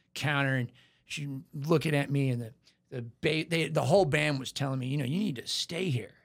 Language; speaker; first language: English; native; English